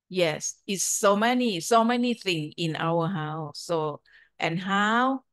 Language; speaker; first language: English; non-native, fluent; Thai